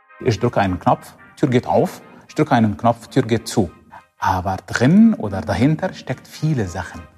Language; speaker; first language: German; non-native, fluent; Arabic